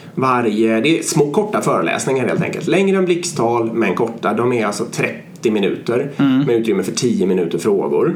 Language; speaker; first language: Swedish; native; Swedish